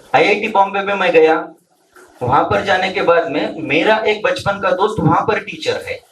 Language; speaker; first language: Hindi; non-native, local second language; Marathi